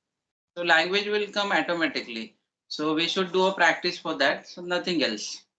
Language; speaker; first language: English; non-native, learner; Marathi